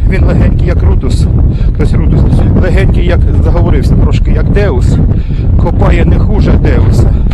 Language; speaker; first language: Ukrainian; non-native, local second language; Russian